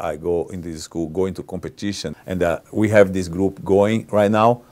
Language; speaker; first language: English; non-native, fluent; Portuguese